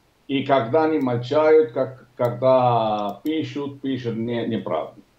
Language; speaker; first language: Russian; non-native, learner; Italian